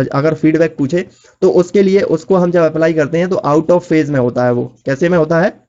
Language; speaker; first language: Hindi; native; Hindi